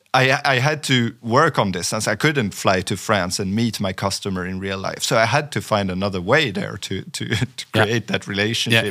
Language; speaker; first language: English; non-native, fluent; French